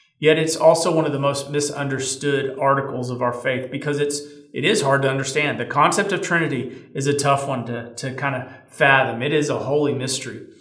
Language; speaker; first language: English; native; English